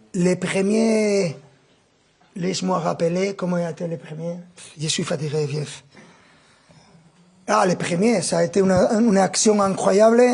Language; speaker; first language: French; non-native, fluent; Spanish